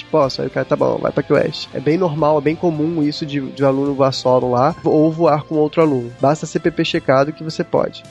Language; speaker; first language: Portuguese; native; Portuguese